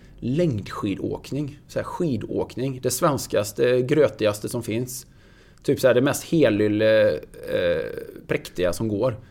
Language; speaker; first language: Swedish; native; Swedish